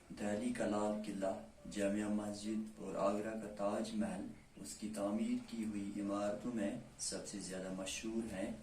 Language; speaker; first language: Urdu; non-native, local second language; Kashmiri